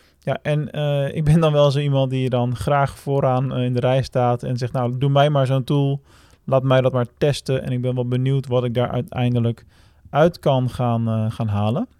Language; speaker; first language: Dutch; native; Dutch